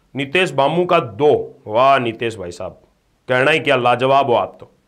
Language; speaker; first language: Hindi; native; Hindi